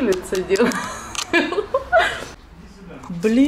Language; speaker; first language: Russian; native; Russian